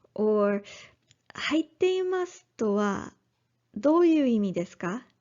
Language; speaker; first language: Japanese; non-native, learner; English